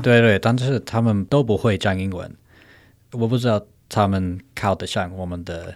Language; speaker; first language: Chinese; non-native, fluent; English